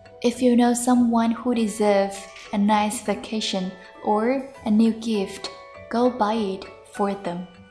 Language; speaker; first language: English; non-native, fluent; Chinese